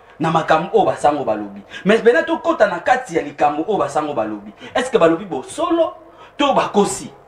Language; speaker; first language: Lingala; native; Lingala